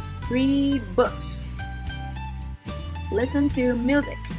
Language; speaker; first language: English; non-native, fluent; Chinese